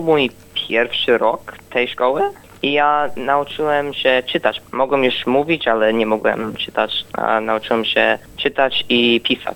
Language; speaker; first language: Polish; early bilingual, heritage; Polish